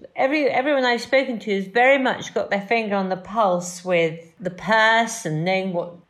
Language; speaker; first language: English; native; English